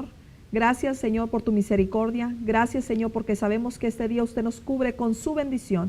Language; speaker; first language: Spanish; native; Spanish